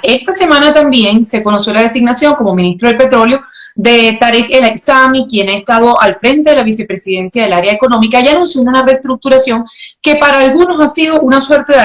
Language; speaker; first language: Spanish; native; Spanish